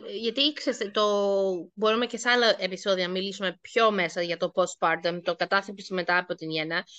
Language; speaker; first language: Greek; native; Greek